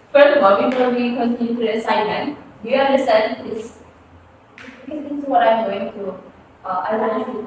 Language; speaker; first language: English; non-native, fluent; Indonesian